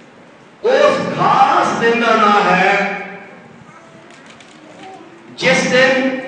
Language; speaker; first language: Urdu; non-native, local second language; Punjabi